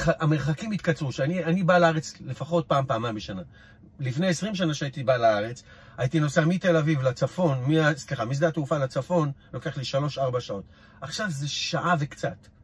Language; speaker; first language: Hebrew; native; Hebrew